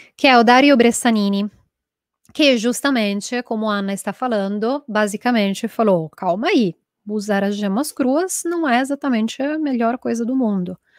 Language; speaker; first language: Portuguese; non-native, fluent; Italian